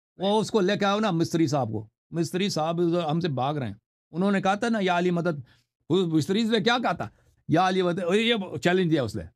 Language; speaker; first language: Urdu; non-native, fluent; Persian